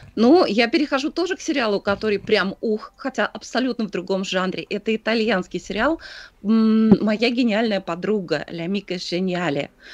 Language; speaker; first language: Russian; native; Russian